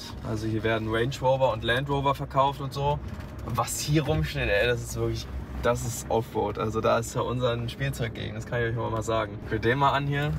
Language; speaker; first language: German; native; German